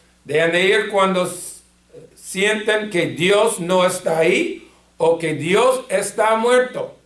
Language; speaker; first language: Spanish; non-native, fluent; English